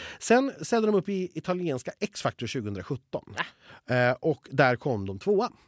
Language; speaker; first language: Swedish; native; Swedish